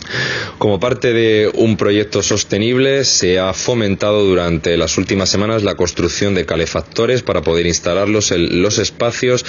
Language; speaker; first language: Spanish; native; Spanish